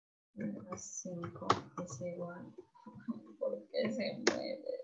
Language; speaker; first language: Spanish; native; Spanish